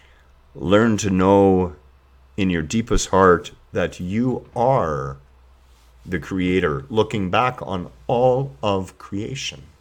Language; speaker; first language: English; native; English